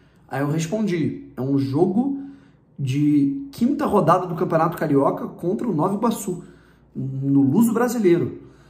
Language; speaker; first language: Portuguese; native; Portuguese